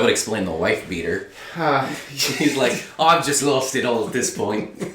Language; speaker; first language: English; native; English